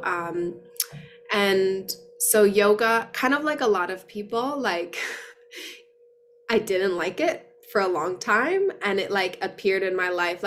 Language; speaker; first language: English; native; English